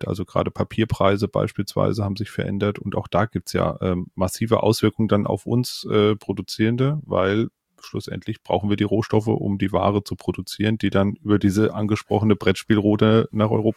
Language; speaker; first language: German; native; German